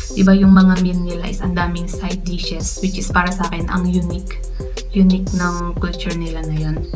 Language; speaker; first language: Filipino; native; Filipino